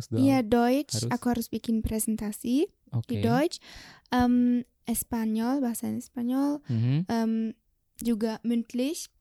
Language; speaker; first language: Indonesian; early bilingual, other home language; German